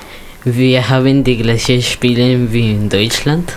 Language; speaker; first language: German; non-native, learner; Spanish